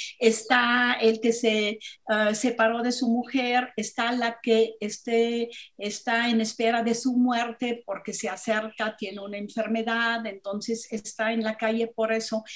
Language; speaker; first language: Spanish; non-native, fluent; German